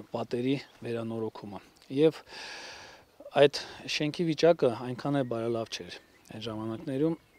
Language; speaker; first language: Armenian; native; Armenian